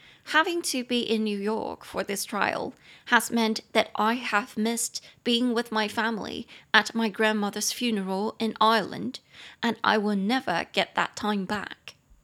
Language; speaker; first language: English; non-native, fluent; Chinese